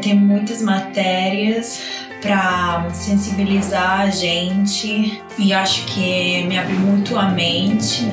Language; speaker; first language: Portuguese; non-native, fluent; Italian